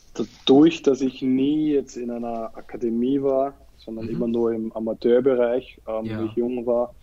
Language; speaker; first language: German; native; German